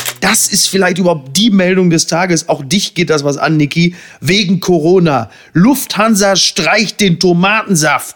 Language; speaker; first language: German; native; German